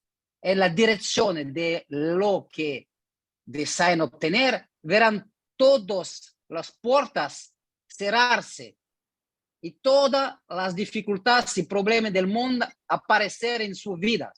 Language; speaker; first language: Spanish; non-native, learner; French